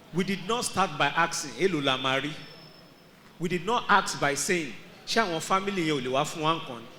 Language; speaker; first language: English; non-native, local second language; Yoruba